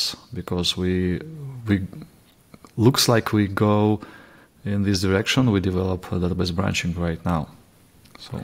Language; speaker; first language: English; non-native, fluent; Russian